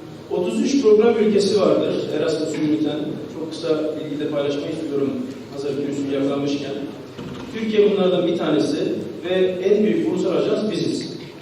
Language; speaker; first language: Turkish; early bilingual, heritage; Turkish